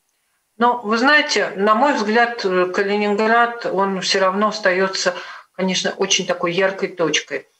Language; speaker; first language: Russian; native; Russian